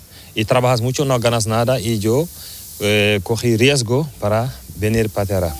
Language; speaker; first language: Spanish; non-native, learner; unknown